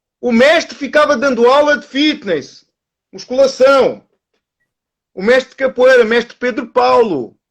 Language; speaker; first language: Portuguese; early bilingual, other home language; Kabuverdianu